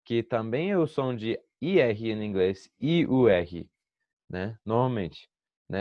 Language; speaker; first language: Portuguese; non-native, fluent; English